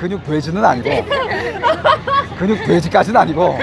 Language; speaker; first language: Korean; native; Korean